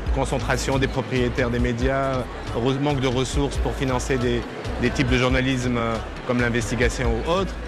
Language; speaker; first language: French; non-native, local second language; Arabic